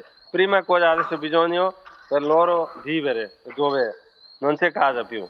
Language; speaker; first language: Italian; non-native, fluent; Nepali